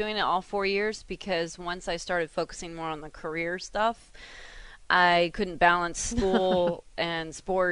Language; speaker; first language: English; native; English